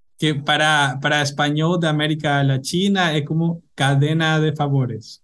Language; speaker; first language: Portuguese; non-native, fluent; Spanish